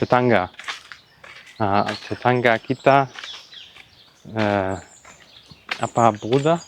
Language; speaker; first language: Indonesian; non-native, learner; German